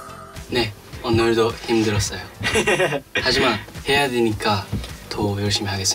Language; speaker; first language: Korean; non-native, learner; Japanese